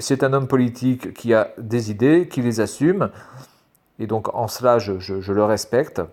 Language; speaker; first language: French; native; French